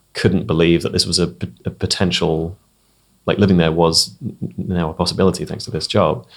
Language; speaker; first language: English; native; English